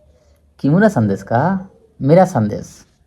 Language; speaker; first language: Japanese; non-native, learner; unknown